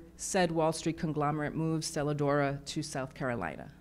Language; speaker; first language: English; native; English